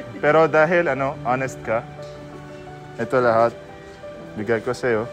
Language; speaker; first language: Filipino; non-native, learner; Arabic